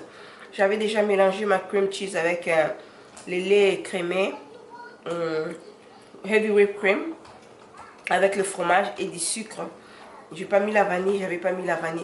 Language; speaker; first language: French; non-native, local second language; Lingala